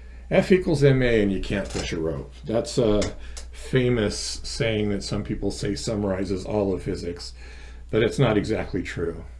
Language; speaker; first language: English; native; English